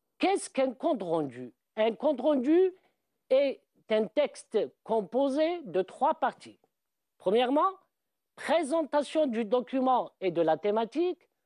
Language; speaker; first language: French; non-native, local second language; Arabic